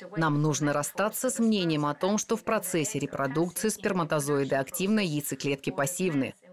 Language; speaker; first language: Russian; non-native, fluent; Swedish